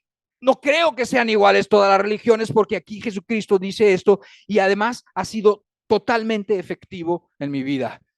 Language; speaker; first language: Spanish; native; Spanish